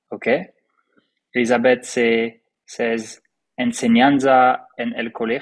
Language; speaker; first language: Spanish; non-native, learner; English